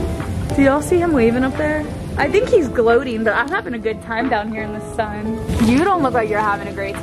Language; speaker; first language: English; native; English